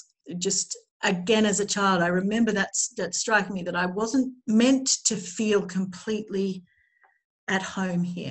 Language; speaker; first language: English; native; English